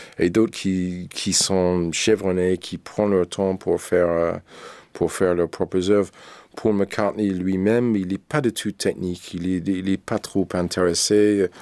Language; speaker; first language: French; non-native, fluent; English